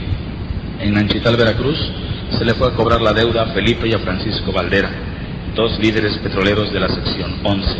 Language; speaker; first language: Spanish; native; Spanish